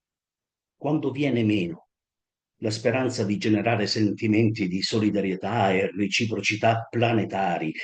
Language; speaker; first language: Italian; native; Italian